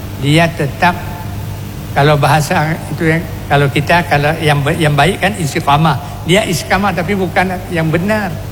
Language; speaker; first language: Indonesian; non-native, local second language; Achinese